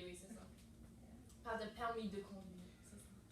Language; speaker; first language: French; non-native, fluent; English